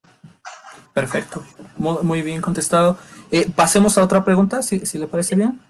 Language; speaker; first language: Spanish; native; Spanish